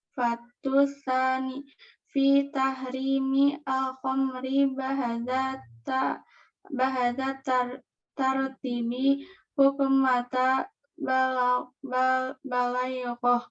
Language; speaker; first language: Arabic; non-native, learner; Indonesian